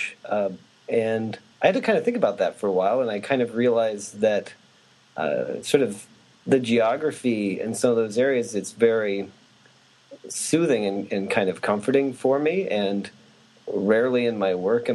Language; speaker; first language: English; native; English